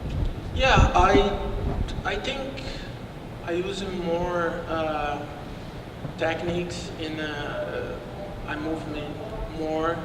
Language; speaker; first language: English; non-native, learner; Portuguese